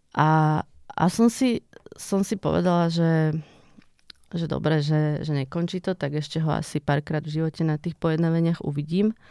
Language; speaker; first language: Slovak; native; Slovak